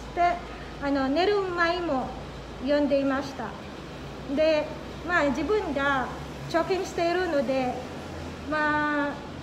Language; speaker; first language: Japanese; non-native, fluent; Filipino